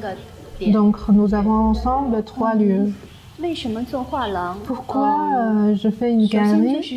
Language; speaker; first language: French; non-native, learner; Chinese